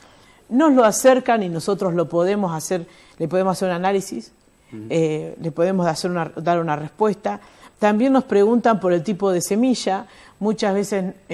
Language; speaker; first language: Spanish; native; Spanish